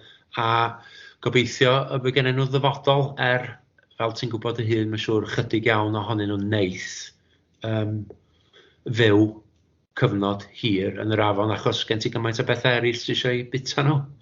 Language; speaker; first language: Welsh; native; Welsh